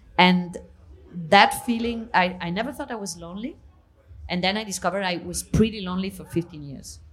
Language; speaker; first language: English; non-native, fluent; Italian